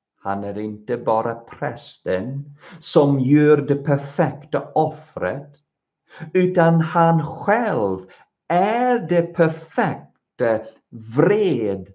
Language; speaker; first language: Swedish; non-native, fluent; English